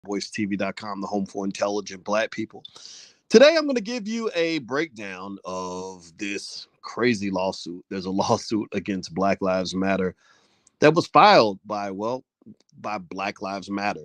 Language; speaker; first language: English; native; English